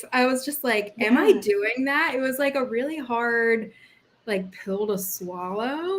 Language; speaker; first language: English; native; English